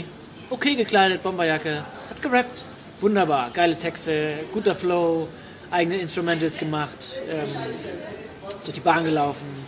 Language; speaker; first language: German; native; German